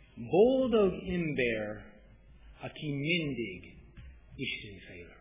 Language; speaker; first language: Hungarian; non-native, fluent; English